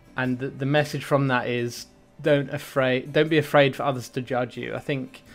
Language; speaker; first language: English; native; English